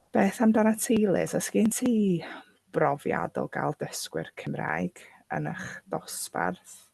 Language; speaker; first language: Welsh; non-native, local second language; English